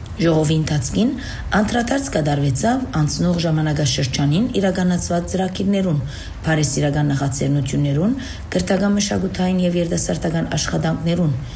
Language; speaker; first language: Armenian; early bilingual, heritage; Armenian